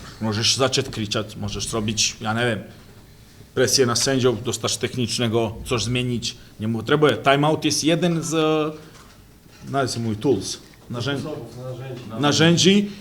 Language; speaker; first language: Polish; non-native, fluent; Serbian